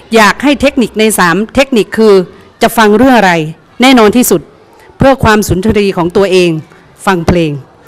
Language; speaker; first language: Thai; native; Thai